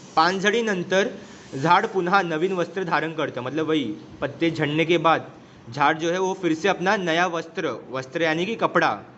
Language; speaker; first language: Hindi; non-native, local second language; Marathi